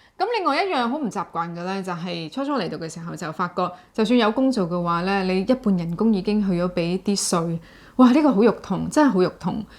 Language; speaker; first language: Cantonese; native; Cantonese